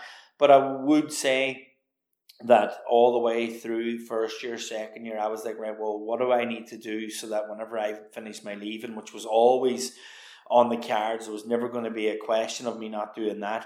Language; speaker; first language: English; native; English